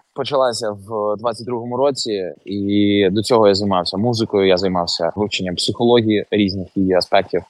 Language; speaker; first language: Ukrainian; native; Ukrainian